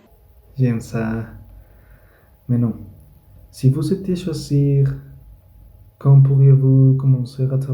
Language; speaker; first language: French; non-native, learner; Spanish